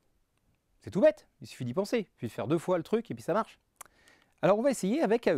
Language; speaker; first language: French; native; French